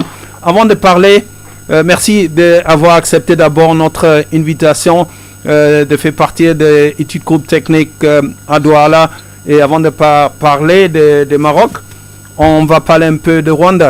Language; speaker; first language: French; non-native, fluent; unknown